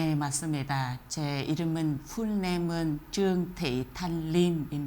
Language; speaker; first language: Korean; non-native, fluent; Vietnamese